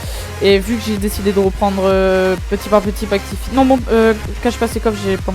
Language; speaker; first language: French; native; French